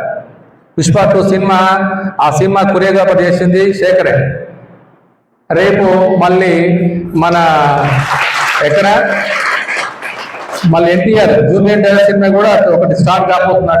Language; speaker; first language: Telugu; native; Telugu